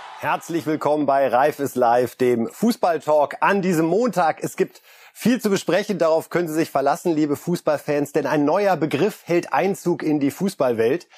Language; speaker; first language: German; native; German